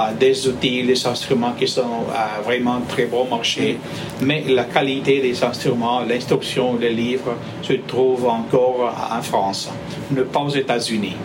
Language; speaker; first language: French; non-native, fluent; Spanish